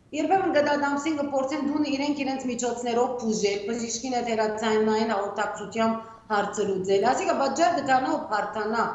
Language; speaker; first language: Armenian; early bilingual, heritage; Armenian